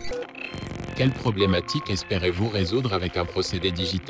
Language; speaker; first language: French; native; French